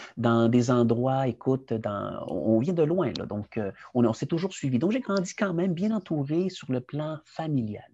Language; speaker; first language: French; early bilingual, other home language; Spanish